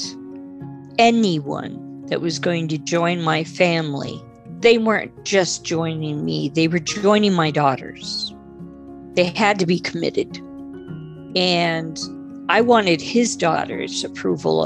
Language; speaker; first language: English; native; English